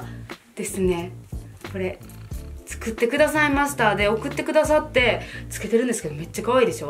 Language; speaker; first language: Japanese; native; Japanese